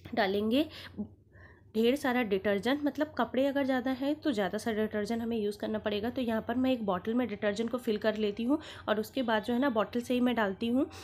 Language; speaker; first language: Hindi; native; Hindi